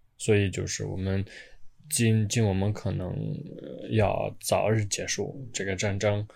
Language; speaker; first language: Chinese; non-native, fluent; Ukrainian